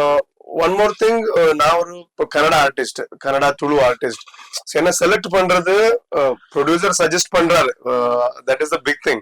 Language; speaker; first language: Tamil; non-native, learner; Tulu